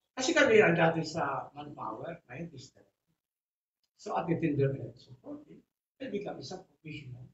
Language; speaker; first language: Filipino; non-native, local second language; Bikol